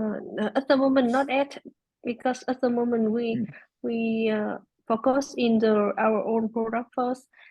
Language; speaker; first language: English; non-native, learner; Vietnamese